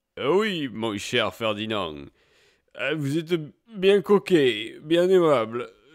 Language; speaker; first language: French; native; French